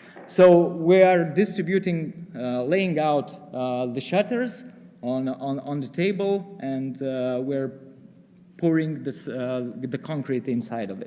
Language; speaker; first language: English; non-native, fluent; Lithuanian